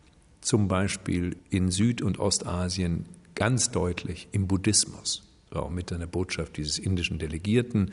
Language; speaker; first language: German; native; German